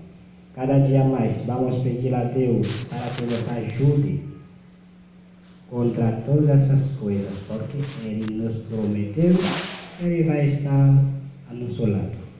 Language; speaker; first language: Portuguese; non-native, learner; Haitian Creole